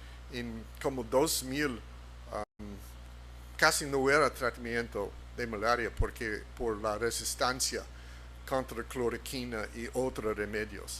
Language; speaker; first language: Spanish; non-native, fluent; English